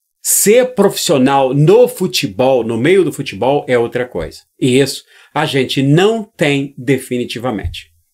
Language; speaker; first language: Portuguese; native; Portuguese